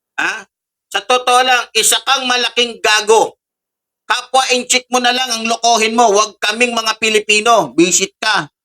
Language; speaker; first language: Filipino; native; Filipino